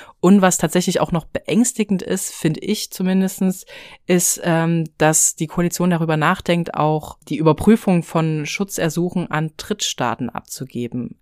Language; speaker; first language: German; native; German